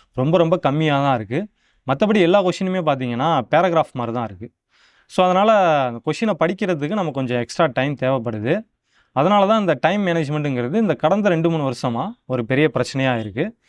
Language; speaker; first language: Tamil; native; Tamil